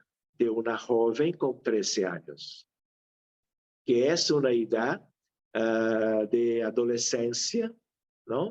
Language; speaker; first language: Spanish; non-native, fluent; Portuguese